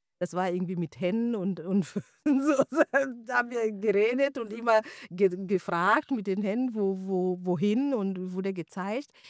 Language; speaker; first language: German; non-native, fluent; Swahili